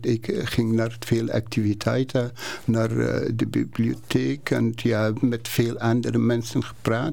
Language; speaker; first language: Dutch; non-native, learner; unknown